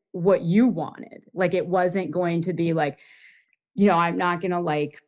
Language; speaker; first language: English; native; English